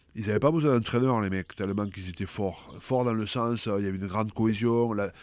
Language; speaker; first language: French; native; French